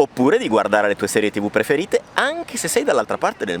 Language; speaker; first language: Italian; native; Italian